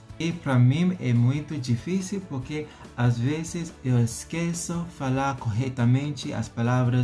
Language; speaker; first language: Portuguese; non-native, learner; English